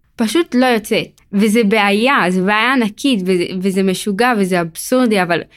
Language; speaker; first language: Hebrew; native; Hebrew